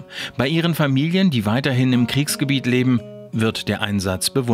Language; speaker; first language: German; native; German